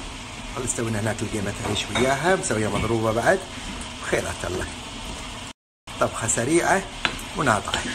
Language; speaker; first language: Arabic; native; Arabic